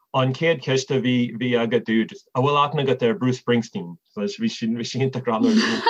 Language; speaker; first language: Irish; non-native, fluent; English